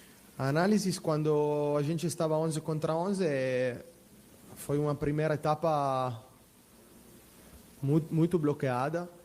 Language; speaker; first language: Portuguese; non-native, fluent; Italian